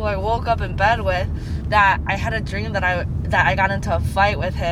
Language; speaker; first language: English; native; English